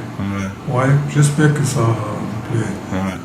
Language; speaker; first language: French; non-native, local second language; Arabic